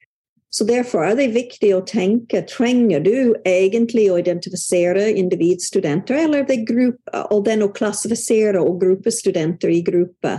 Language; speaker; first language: Norwegian; non-native, fluent; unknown